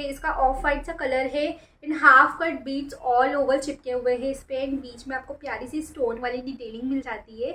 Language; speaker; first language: Hindi; native; Hindi